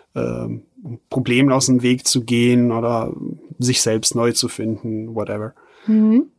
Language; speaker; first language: German; non-native, fluent; Bosnian